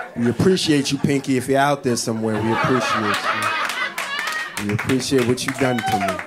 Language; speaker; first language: English; native; English